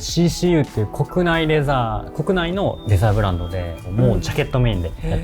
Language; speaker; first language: Japanese; native; Japanese